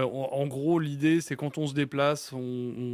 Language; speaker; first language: French; native; French